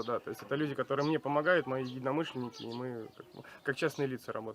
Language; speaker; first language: Russian; native; Russian